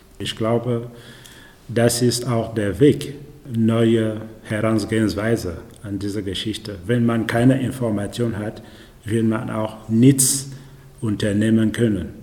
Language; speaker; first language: German; non-native, fluent; French